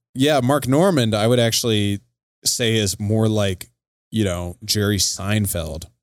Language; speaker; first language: English; native; English